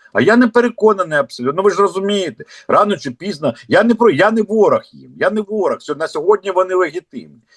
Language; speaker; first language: Ukrainian; non-native, local second language; Russian